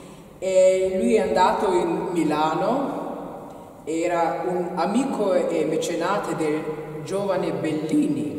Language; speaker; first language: Italian; non-native, fluent; Slovenian